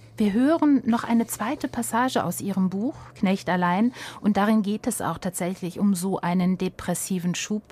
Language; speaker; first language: German; native; German